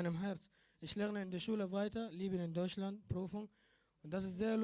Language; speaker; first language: German; non-native, learner; Arabic